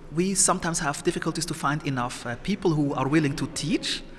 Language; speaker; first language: English; non-native, fluent; Somali